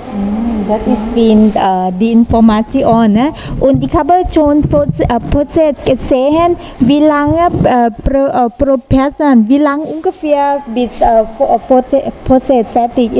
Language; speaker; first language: German; non-native, learner; Thai